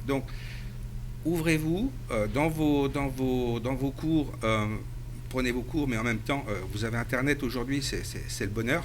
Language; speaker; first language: French; native; French